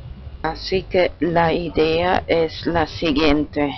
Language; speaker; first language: Spanish; non-native, fluent; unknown